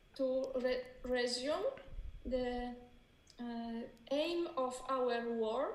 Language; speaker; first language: English; non-native, learner; Vietnamese